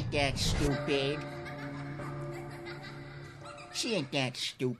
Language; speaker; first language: English; native; English